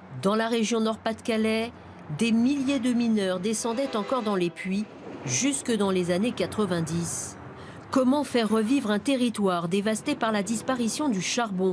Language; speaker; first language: French; native; French